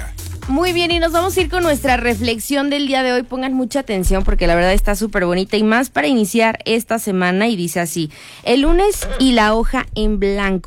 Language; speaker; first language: Spanish; native; Spanish